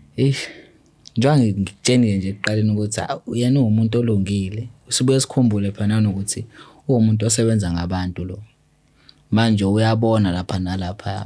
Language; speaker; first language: Zulu; native; Zulu